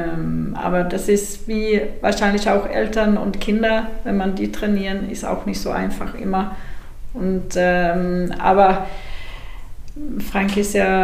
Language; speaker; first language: German; non-native, fluent; Swedish